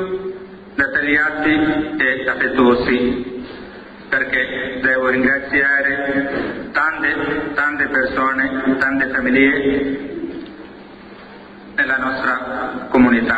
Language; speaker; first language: Italian; non-native, fluent; Malayalam